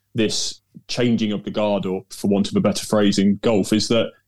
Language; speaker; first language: English; native; English